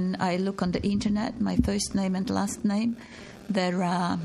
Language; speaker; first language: English; non-native, fluent; Polish